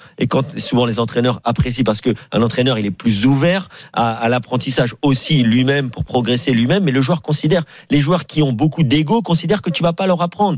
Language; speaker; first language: French; native; French